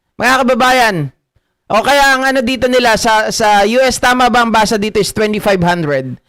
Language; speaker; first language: Filipino; native; Filipino